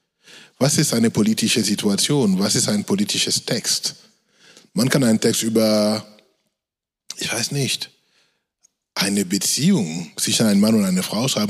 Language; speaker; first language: German; non-native, fluent; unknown